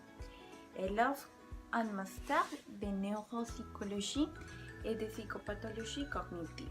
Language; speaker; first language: French; non-native, learner; Spanish